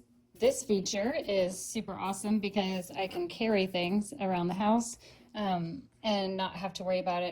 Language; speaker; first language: English; native; English